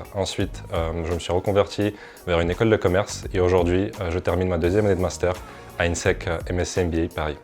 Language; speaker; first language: French; non-native, fluent; Ukrainian